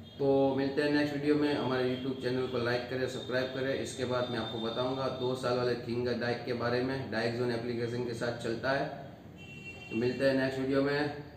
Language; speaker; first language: Hindi; non-native, local second language; Gujarati